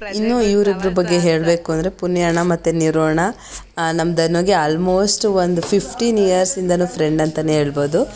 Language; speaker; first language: Kannada; native; Kannada